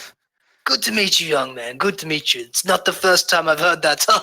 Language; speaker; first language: English; native; English